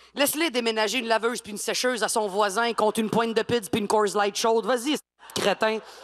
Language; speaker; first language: French; native; French